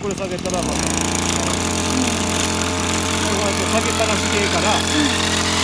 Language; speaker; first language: Japanese; native; Japanese